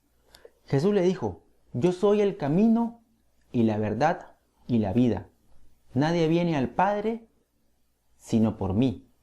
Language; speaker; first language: Spanish; native; Spanish